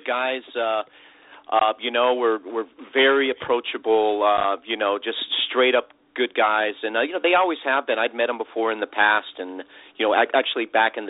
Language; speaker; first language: English; native; English